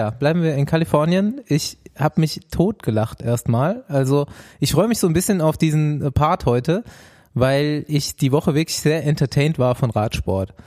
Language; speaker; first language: German; native; German